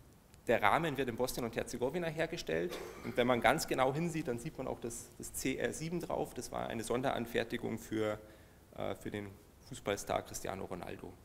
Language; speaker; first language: German; native; German